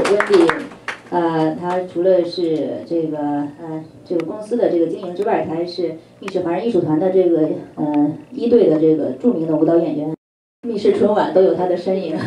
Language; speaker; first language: Chinese; native; Chinese